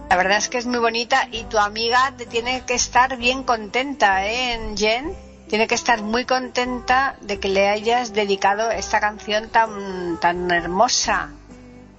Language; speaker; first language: Spanish; native; Spanish